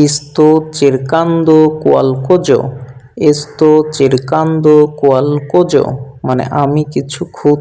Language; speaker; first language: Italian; non-native, learner; Bangla